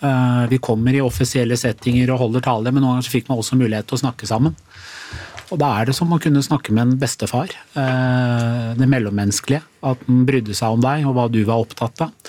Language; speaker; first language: Norwegian; native; Norwegian